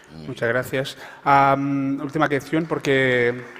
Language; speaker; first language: Spanish; non-native, fluent; Portuguese